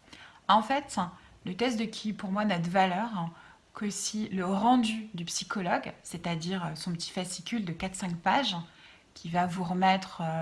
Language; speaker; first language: French; native; French